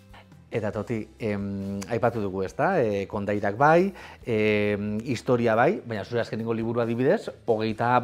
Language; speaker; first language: Basque; native; Basque